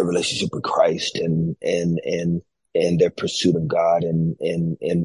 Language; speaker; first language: English; native; English